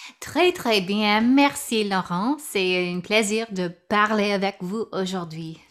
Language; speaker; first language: French; non-native, learner; English